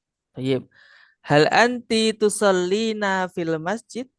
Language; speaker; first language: Arabic; non-native, fluent; Indonesian